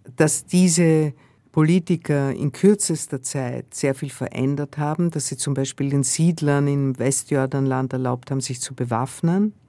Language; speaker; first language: German; native; German